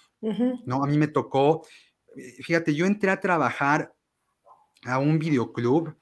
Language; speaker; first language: Spanish; native; Spanish